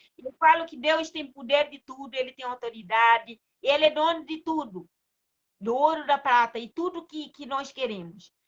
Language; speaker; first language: Portuguese; non-native, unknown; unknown